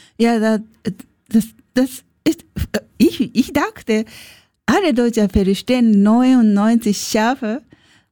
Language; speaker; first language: German; non-native, learner; Japanese